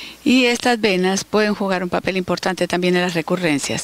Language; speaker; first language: Spanish; native; Spanish